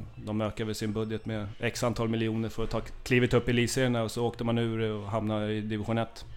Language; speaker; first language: Swedish; native; Swedish